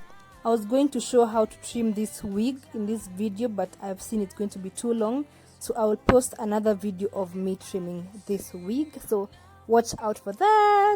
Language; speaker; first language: English; non-native, local second language; Swahili